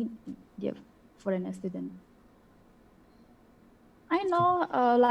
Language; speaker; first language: English; non-native, learner; Khmer